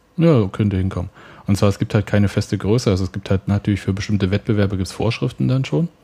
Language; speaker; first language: German; native; German